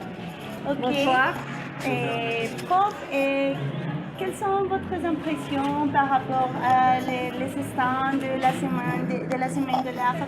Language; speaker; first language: French; non-native, learner; Spanish